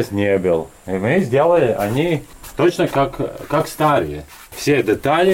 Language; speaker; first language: Russian; non-native, learner; Latvian